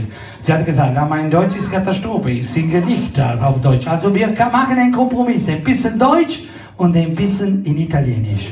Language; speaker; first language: German; non-native, fluent; Italian